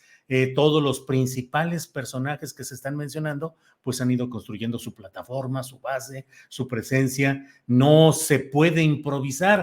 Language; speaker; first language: Spanish; native; Spanish